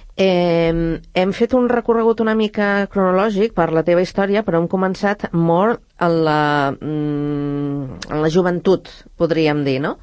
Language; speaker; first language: Catalan; native; Catalan